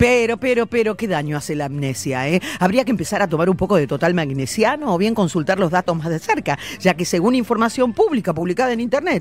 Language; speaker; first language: Spanish; native; Spanish